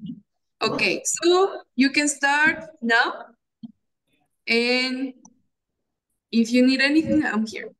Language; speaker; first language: English; non-native, fluent; Spanish